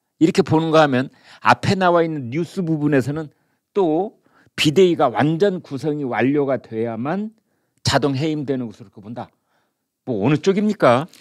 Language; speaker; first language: Korean; native; Korean